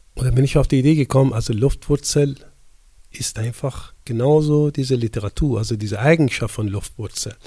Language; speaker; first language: German; non-native, fluent; Persian